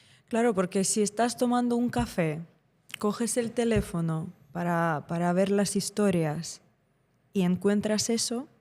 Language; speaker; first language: Spanish; non-native, fluent; Ukrainian